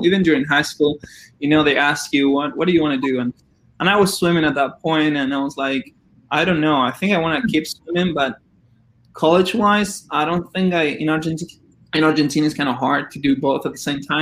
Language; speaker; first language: English; non-native, fluent; Spanish